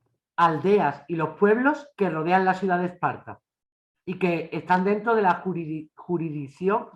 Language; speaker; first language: Spanish; native; Spanish